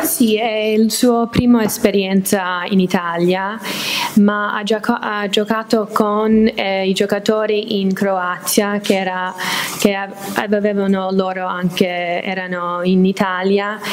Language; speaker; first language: Italian; non-native, fluent; English